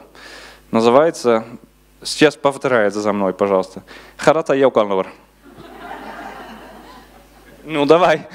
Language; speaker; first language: Russian; non-native, learner; Dutch